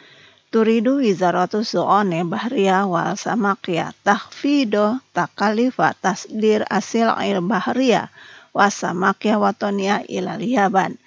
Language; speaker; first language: Arabic; non-native, fluent; Indonesian